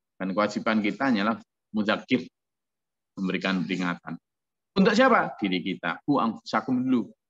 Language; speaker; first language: Indonesian; non-native, local second language; Javanese